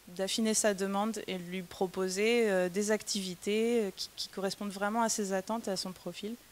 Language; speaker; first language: French; native; French